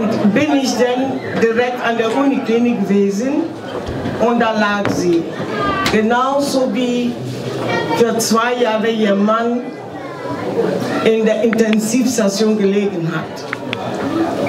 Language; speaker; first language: German; non-native, fluent; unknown